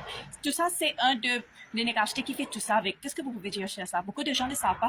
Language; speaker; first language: French; non-native, local second language; Morisyen